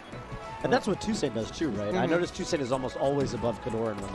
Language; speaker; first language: English; native; English